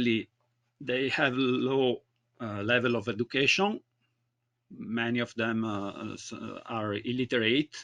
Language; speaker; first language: English; non-native, learner; Italian